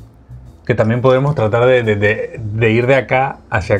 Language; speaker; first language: Spanish; native; Spanish